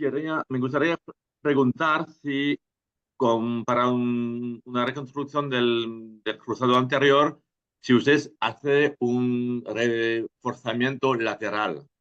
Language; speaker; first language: Spanish; non-native, fluent; French